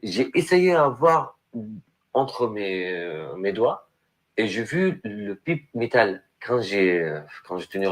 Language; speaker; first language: French; non-native, learner; Arabic